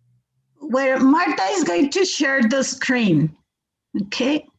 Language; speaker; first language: English; non-native, fluent; Spanish